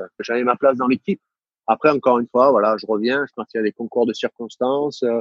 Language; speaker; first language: French; native; French